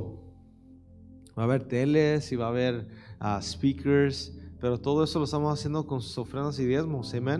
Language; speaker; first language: Spanish; early bilingual, heritage; Spanish